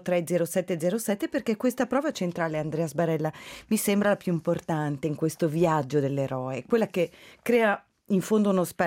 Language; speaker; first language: Italian; native; Italian